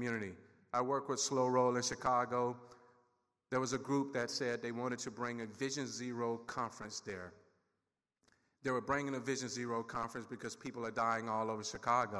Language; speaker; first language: English; native; English